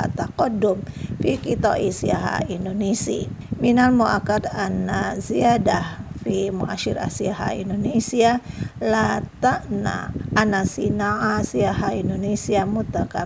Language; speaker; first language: Arabic; non-native, fluent; Indonesian